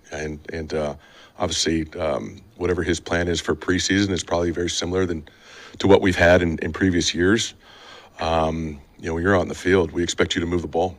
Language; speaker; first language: English; native; English